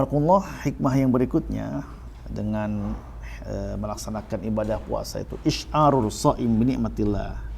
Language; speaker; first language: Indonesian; native; Indonesian